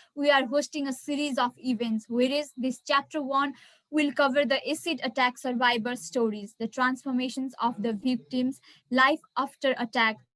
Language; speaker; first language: English; non-native, local second language; Nepali